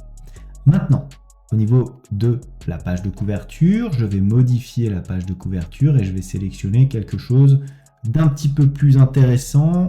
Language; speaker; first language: French; native; French